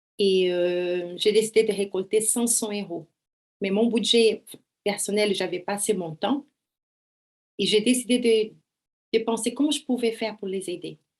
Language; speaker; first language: French; non-native, fluent; Portuguese